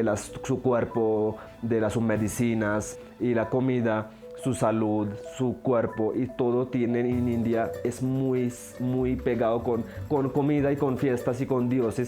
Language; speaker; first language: Spanish; non-native, learner; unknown